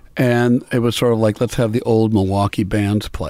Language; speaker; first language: English; native; English